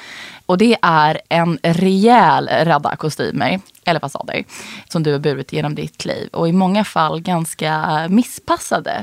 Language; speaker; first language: Swedish; native; Swedish